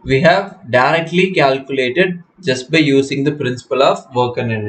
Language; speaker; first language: English; non-native, local second language; Tamil